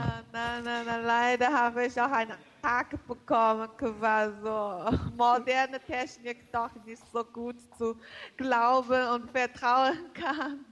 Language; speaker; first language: German; non-native, learner; Chinese